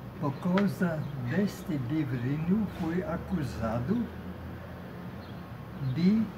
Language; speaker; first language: Portuguese; non-native, fluent; German